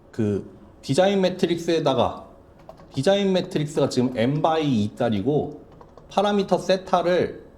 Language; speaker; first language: Korean; native; Korean